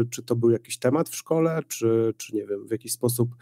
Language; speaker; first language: Polish; native; Polish